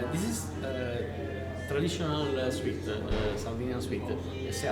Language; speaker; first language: English; non-native, learner; Italian